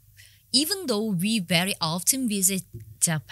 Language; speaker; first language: English; non-native, learner; Korean